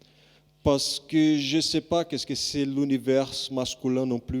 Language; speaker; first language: French; non-native, fluent; Portuguese